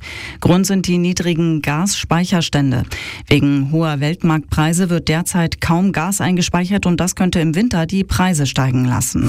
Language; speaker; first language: German; native; German